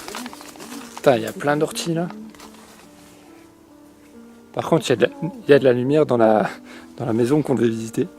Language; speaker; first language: French; native; French